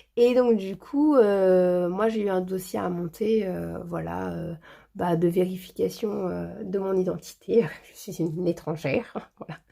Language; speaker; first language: French; early bilingual, other home language; Portuguese